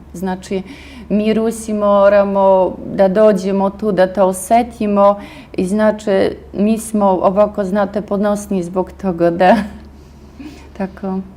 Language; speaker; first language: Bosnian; non-native, fluent; Russian